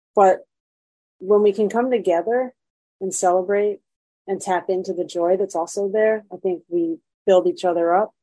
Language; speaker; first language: English; native; English